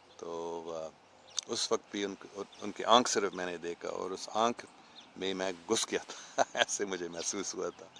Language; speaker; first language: Urdu; non-native, local second language; English